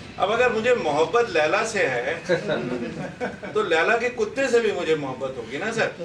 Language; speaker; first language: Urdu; native; Urdu